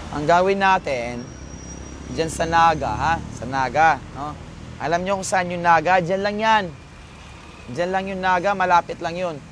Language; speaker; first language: Filipino; non-native, local second language; Pampanga